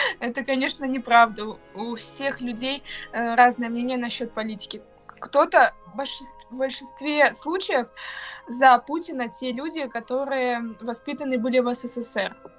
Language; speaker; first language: Russian; native; Russian